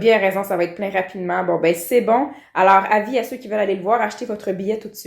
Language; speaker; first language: French; native; French